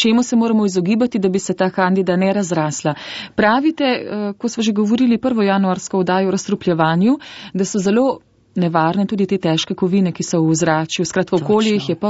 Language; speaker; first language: Slovenian; native; Slovenian